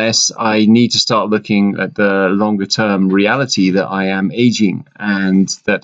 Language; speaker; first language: English; native; English